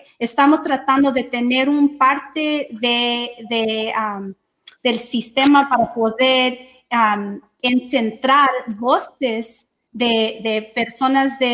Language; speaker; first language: Spanish; early bilingual, heritage; English